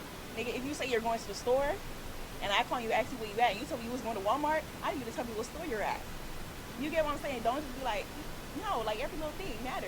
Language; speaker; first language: English; native; English